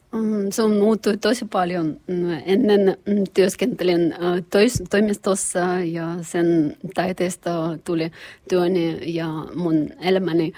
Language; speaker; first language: Finnish; non-native, learner; Russian